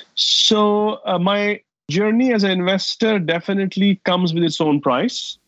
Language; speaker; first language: English; non-native, fluent; Arabic